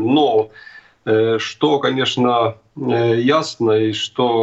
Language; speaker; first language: Russian; non-native, fluent; Estonian